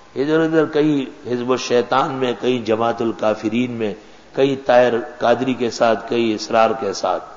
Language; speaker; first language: Urdu; non-native, local second language; Pashto